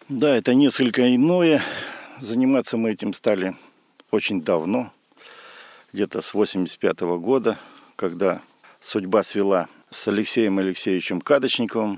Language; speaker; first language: Russian; native; Russian